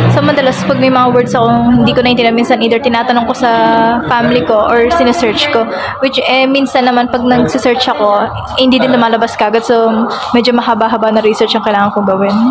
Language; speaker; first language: Filipino; non-native, local second language; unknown